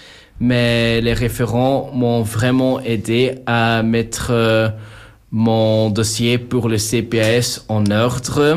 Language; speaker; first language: French; non-native, local second language; Dutch